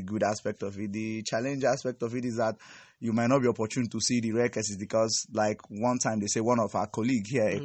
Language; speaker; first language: English; non-native, local second language; Igbo